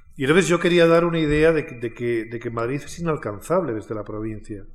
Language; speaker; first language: Spanish; native; Spanish